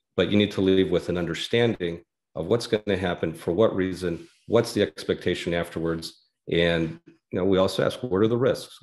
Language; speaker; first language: English; native; English